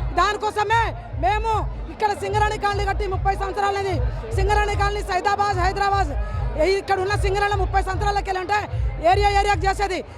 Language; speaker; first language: Telugu; non-native, local second language; Lambadi